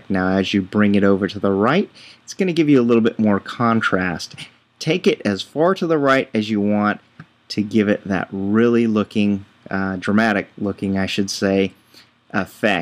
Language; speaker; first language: English; native; English